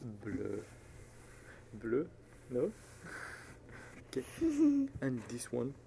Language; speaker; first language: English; non-native, fluent; French